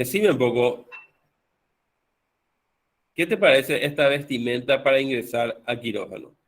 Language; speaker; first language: Spanish; native; Spanish